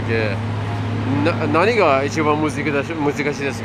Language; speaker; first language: Japanese; non-native, learner; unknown